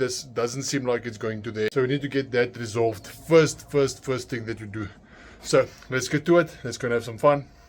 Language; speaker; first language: English; non-native, local second language; Afrikaans